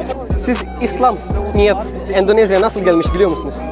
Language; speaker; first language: Turkish; non-native, fluent; Indonesian